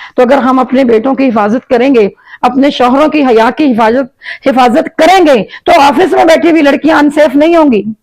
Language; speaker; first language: Urdu; native; Urdu